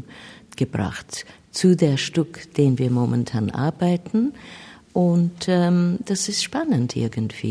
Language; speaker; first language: German; non-native, fluent; English